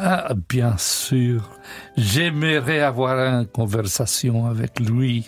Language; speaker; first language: French; non-native, learner; English